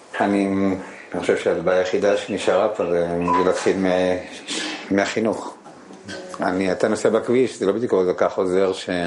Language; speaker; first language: Hebrew; non-native, fluent; Spanish